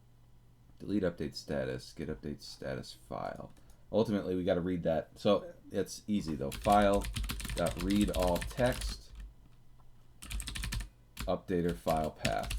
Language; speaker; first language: English; native; English